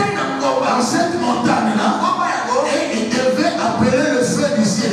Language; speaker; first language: French; non-native, local second language; Lingala